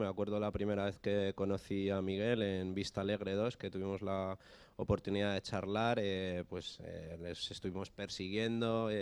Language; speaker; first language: Spanish; native; Spanish